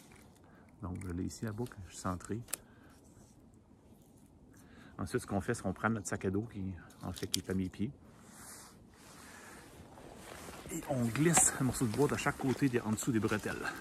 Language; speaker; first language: French; native; French